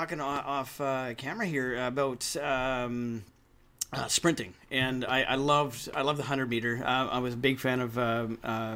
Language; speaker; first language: English; native; English